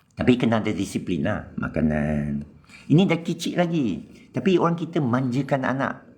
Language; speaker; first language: Malay; non-native, local second language; Chinese